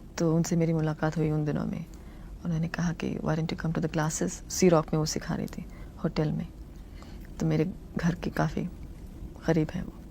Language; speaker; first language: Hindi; non-native, local second language; Tamil